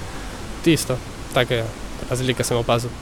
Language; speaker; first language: Slovenian; early bilingual, heritage; Spanish